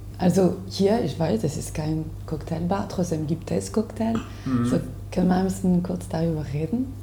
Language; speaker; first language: German; non-native, fluent; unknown